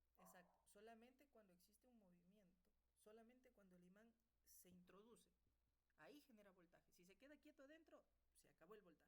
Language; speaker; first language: Spanish; native; Spanish